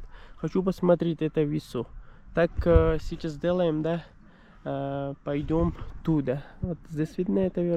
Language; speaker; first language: Russian; non-native, learner; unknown